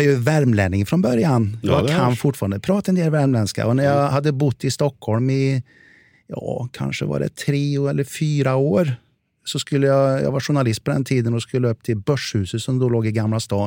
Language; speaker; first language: Swedish; native; Swedish